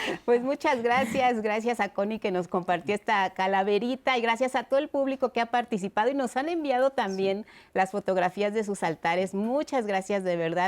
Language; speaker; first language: Spanish; native; Spanish